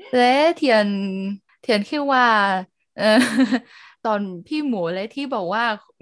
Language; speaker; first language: Thai; non-native, learner; Vietnamese